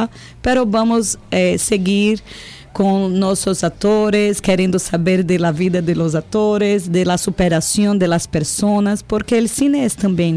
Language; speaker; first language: Spanish; non-native, learner; Portuguese